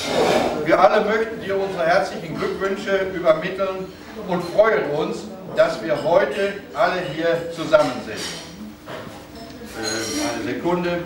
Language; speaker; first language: German; native; German